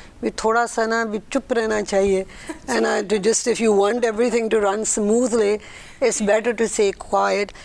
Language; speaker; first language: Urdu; early bilingual, heritage; Urdu